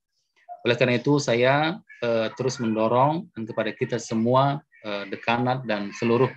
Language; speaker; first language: Indonesian; native; Indonesian